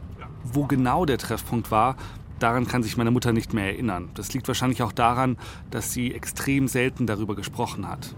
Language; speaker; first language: German; native; German